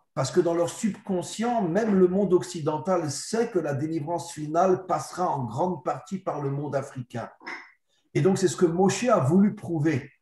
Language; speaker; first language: French; native; French